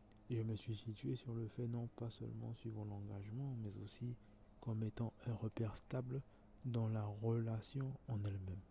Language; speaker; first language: French; native; French